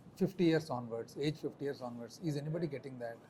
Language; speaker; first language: English; non-native, local second language; Telugu